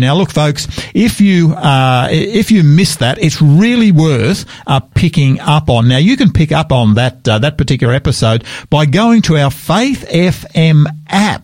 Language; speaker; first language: English; native; English